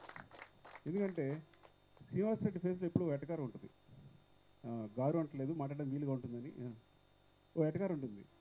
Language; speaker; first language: Telugu; native; Telugu